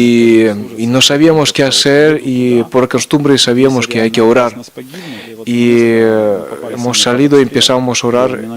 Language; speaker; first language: Spanish; non-native, fluent; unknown